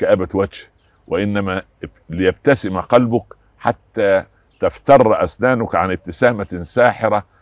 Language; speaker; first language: Arabic; native; Arabic